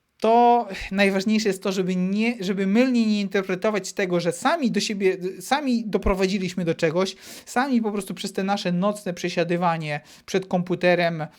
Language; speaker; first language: Polish; native; Polish